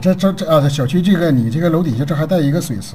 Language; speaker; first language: Chinese; native; Chinese